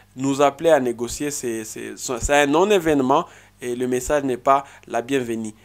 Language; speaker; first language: French; non-native, local second language; Swahili